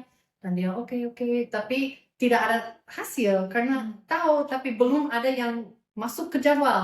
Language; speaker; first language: Indonesian; non-native, fluent; English